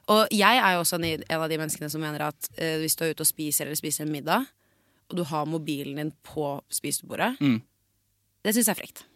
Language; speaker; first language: Norwegian; native; Norwegian